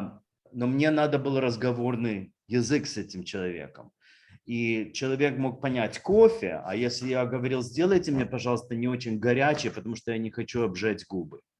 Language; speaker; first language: Russian; early bilingual, heritage; Russian